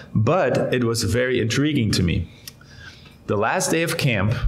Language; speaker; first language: English; non-native, fluent; Dutch